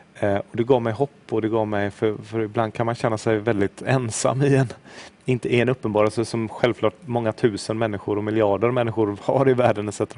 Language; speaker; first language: Swedish; native; Swedish